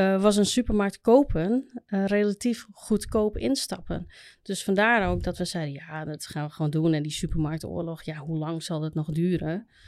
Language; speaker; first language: Dutch; native; Dutch